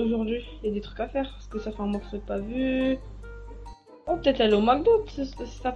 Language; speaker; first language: French; native; French